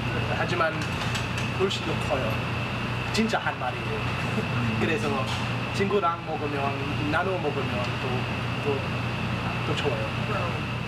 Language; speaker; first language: Korean; non-native, fluent; English